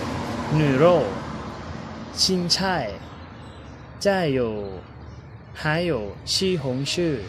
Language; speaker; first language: Chinese; non-native, learner; Lao